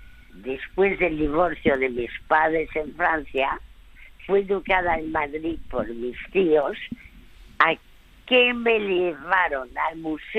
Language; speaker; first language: Spanish; early bilingual, other home language; French